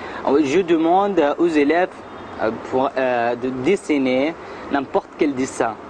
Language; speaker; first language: French; non-native, learner; Arabic